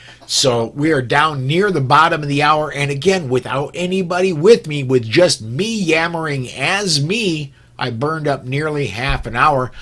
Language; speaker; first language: English; native; English